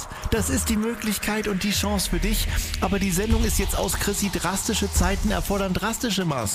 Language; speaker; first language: German; native; German